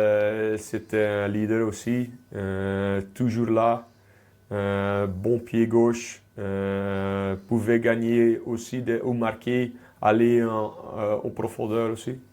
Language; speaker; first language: French; non-native, local second language; Dutch